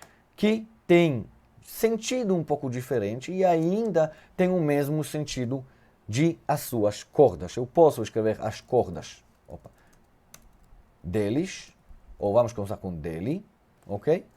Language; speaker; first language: Portuguese; non-native, fluent; Hebrew